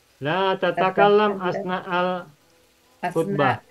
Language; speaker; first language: Arabic; non-native, fluent; Indonesian